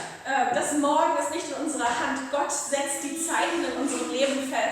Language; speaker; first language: German; native; German